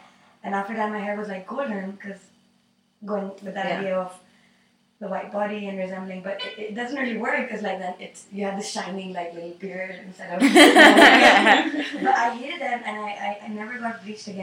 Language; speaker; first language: English; non-native, local second language; Urdu